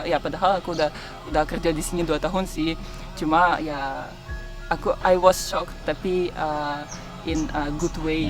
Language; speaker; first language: Indonesian; non-native, fluent; Russian